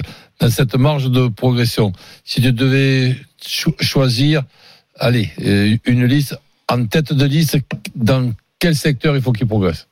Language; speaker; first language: French; native; French